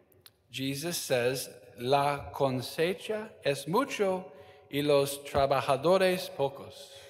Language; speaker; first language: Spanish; non-native, learner; English